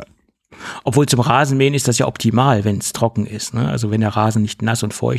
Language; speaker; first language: German; native; German